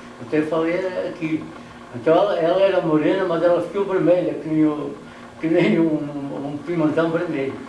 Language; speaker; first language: Portuguese; native; Portuguese